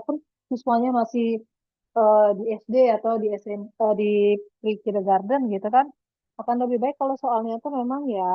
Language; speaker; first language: Indonesian; native; Indonesian